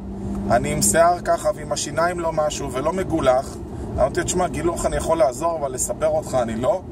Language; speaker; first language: Hebrew; native; Hebrew